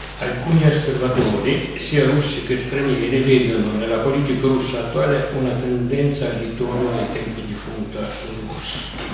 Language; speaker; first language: Italian; non-native, fluent; Russian